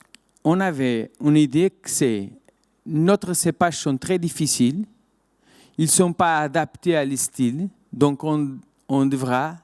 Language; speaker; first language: French; non-native, fluent; Portuguese